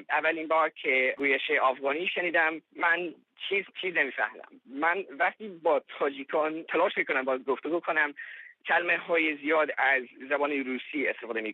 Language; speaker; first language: Persian; non-native, learner; English